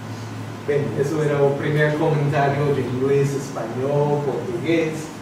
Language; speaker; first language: Portuguese; non-native, fluent; English